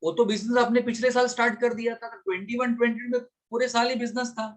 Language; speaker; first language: Hindi; non-native, local second language; Gujarati